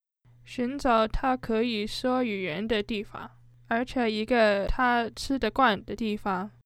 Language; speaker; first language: Chinese; early bilingual, heritage; Chinese